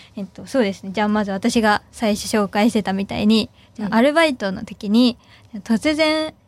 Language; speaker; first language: Japanese; native; Japanese